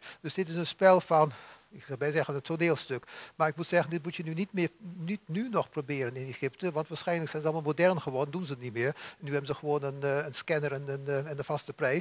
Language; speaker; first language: Dutch; native; Dutch